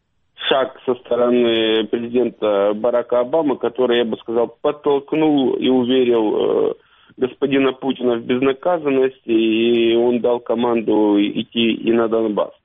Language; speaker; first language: Russian; native; Russian